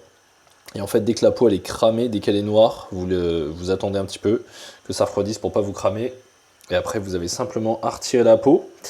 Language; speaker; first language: French; native; French